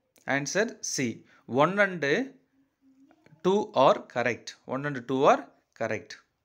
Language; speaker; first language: English; non-native, local second language; Tamil